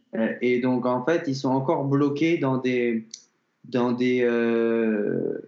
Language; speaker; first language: French; native; French